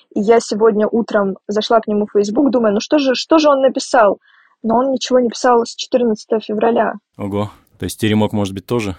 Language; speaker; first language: Russian; native; Russian